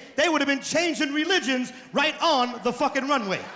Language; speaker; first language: English; native; English